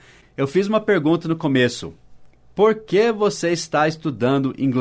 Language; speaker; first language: Portuguese; non-native, fluent; English